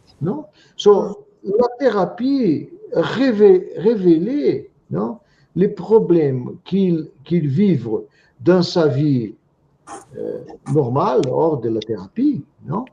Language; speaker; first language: French; non-native, fluent; Portuguese